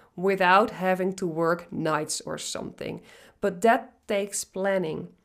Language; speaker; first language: English; non-native, fluent; Dutch